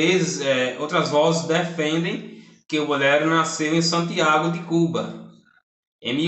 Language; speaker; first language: Portuguese; native; Portuguese